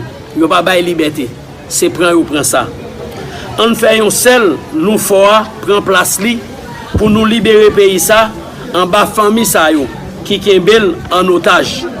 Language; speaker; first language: Haitian Creole; native; Haitian Creole